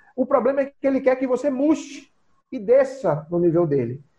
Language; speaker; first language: Portuguese; native; Portuguese